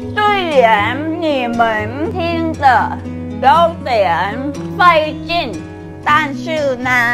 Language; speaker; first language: Chinese; non-native, learner; Thai